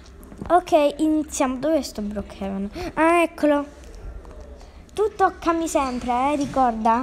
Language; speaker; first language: Italian; native; Italian